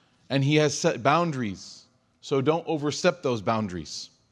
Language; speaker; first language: English; native; English